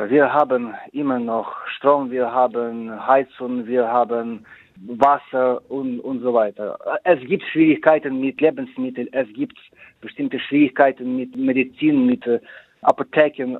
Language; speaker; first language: German; non-native, fluent; Ukrainian